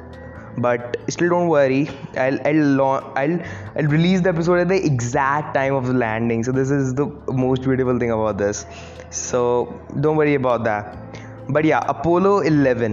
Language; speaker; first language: English; non-native, local second language; Hindi